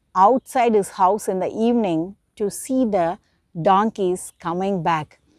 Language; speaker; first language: English; non-native, local second language; Tamil